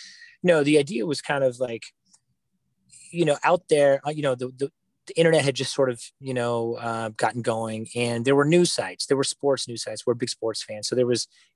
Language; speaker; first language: English; native; English